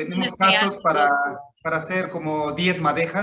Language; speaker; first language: Spanish; non-native, local second language; Zapotec